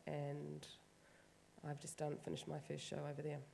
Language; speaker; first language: English; native; English